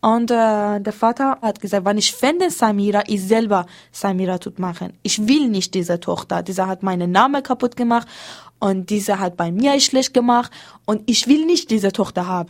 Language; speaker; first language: German; non-native, learner; Persian